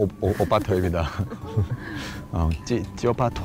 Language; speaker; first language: Vietnamese; non-native, learner; Korean